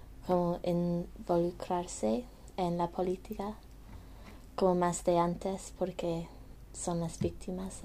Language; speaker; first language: Spanish; non-native, learner; English